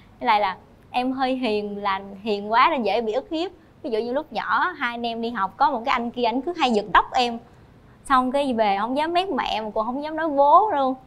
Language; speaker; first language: Vietnamese; native; Vietnamese